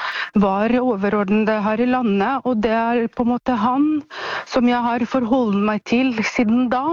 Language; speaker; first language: Norwegian; non-native, fluent; Ukrainian